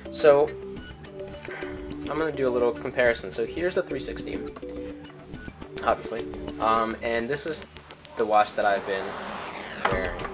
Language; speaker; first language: English; native; English